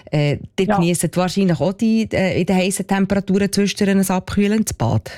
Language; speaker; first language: German; native; German